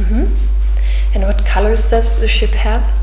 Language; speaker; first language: English; non-native, fluent; German